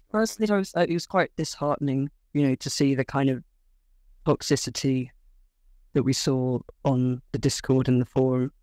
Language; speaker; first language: English; native; English